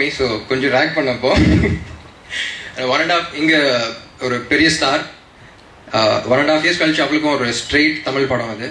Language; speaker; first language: Tamil; non-native, local second language; Telugu